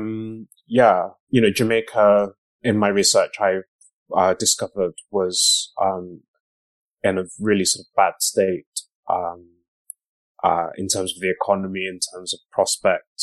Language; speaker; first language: English; native; English